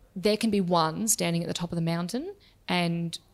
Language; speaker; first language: English; native; English